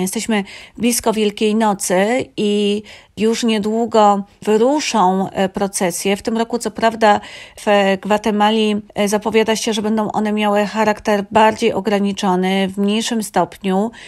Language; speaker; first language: Polish; native; Polish